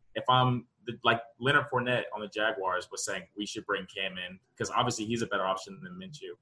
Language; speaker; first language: English; native; English